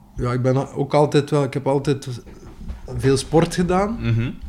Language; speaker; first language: Dutch; native; Dutch